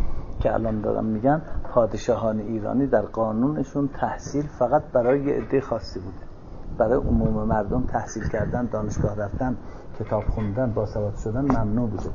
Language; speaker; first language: Persian; native; Persian